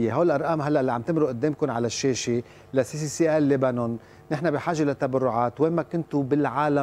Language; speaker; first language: Arabic; native; Arabic